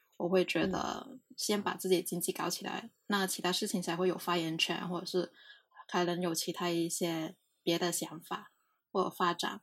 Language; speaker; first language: Chinese; non-native, local second language; Cantonese